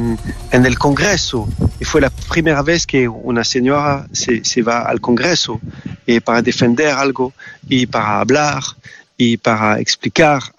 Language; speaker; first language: Spanish; non-native, fluent; French